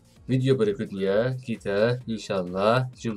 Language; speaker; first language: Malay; non-native, learner; Turkish